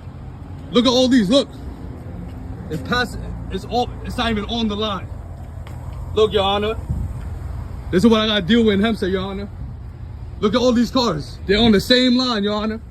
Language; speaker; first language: English; native; English